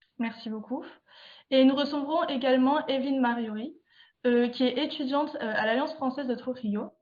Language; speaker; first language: French; native; French